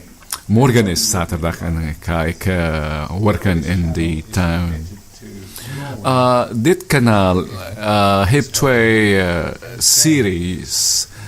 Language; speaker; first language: Dutch; non-native, fluent; Filipino